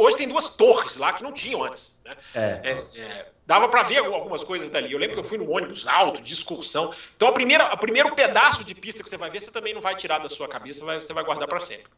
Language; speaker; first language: Portuguese; native; Portuguese